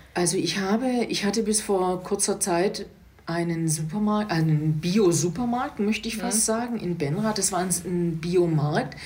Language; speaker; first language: German; native; German